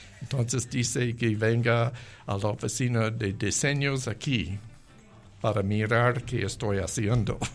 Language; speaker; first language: Spanish; non-native, learner; English